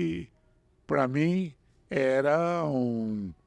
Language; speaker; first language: Portuguese; non-native, fluent; Italian